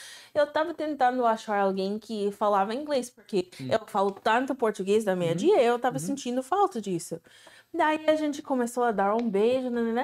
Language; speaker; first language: Portuguese; non-native, fluent; English